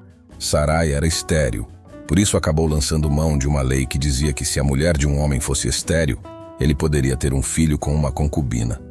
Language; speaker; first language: Portuguese; native; Portuguese